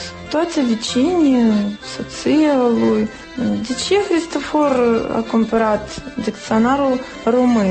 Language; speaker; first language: Romanian; non-native, local second language; Russian